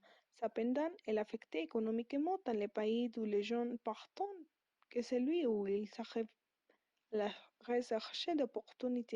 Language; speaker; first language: French; non-native, learner; Spanish